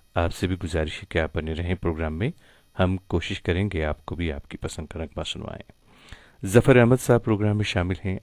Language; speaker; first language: Hindi; non-native, local second language; Kashmiri